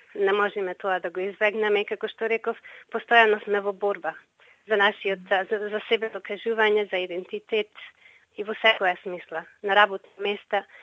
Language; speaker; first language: Macedonian; native; Macedonian